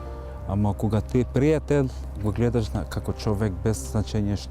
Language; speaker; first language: Macedonian; non-native, local second language; Albanian